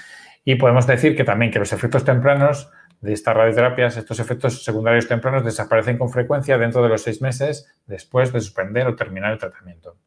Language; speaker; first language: Spanish; native; Spanish